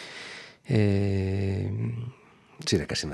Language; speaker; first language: Spanish; native; Spanish